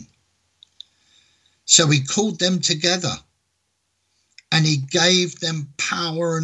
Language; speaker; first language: English; native; English